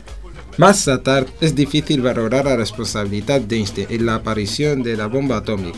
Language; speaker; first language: Catalan; non-native, learner; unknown